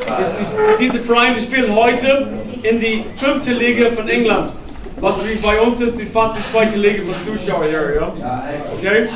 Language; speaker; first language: German; non-native, fluent; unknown